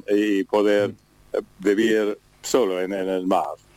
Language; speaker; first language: Spanish; non-native, learner; English